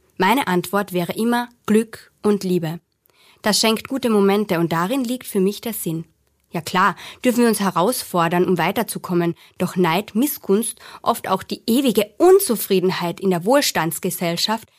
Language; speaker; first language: German; native; German